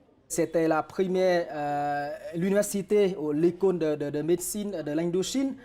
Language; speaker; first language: French; non-native, fluent; Vietnamese